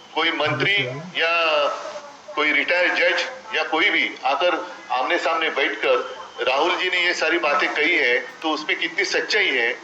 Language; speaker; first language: Hindi; non-native, local second language; Marathi